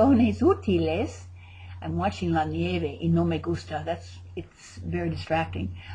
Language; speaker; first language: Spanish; non-native, fluent; English